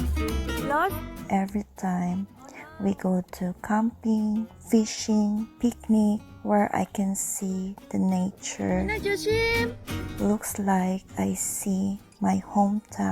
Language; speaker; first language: English; non-native, learner; Filipino